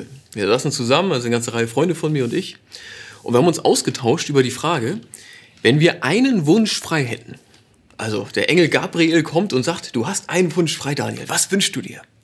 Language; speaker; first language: German; native; German